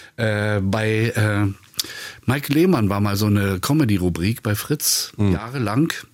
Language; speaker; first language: German; native; German